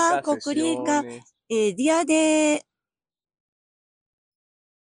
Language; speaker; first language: Spanish; non-native, learner; Japanese